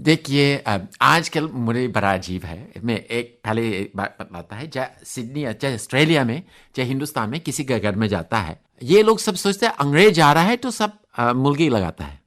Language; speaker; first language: Hindi; non-native, fluent; English